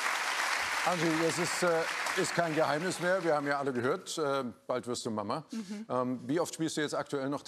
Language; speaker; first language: German; native; German